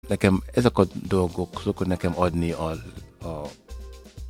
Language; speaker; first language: Hungarian; non-native, learner; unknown